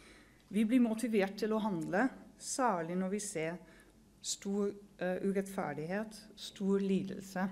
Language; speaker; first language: Norwegian; non-native, fluent; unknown